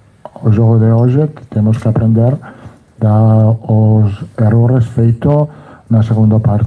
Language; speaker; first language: Portuguese; non-native, learner; Italian